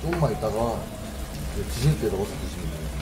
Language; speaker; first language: Korean; native; Korean